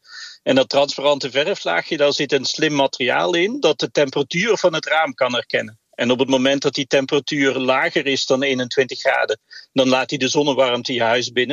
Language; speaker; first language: Dutch; native; Dutch